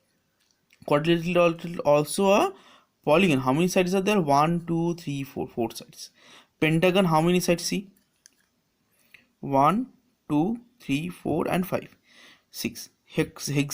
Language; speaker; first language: English; non-native, local second language; Bangla